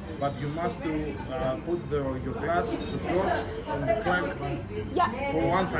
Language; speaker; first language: English; non-native, fluent; Greek